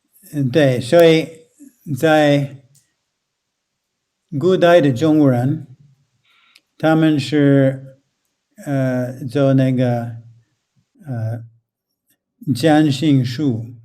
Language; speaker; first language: Chinese; non-native, fluent; English